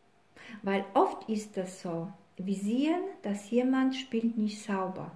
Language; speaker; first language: German; non-native, fluent; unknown